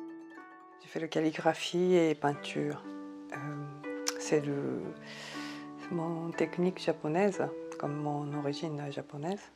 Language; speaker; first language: French; non-native, fluent; Japanese